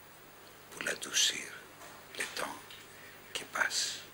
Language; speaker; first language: French; non-native, fluent; Greek